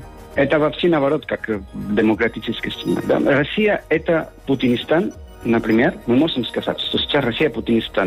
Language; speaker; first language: Russian; non-native, learner; Spanish